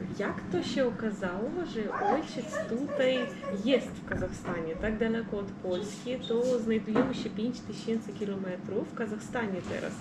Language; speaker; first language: Polish; early bilingual, heritage; Russian